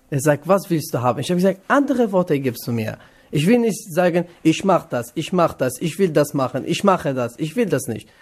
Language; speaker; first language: German; non-native, learner; Kurdish